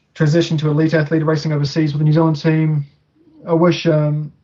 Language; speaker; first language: English; native; English